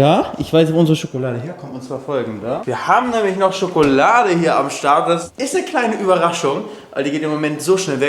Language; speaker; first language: German; native; German